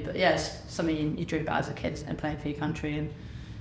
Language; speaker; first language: English; native; English